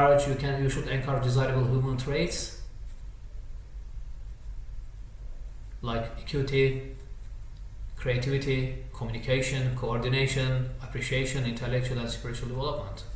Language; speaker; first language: English; non-native, fluent; Turkish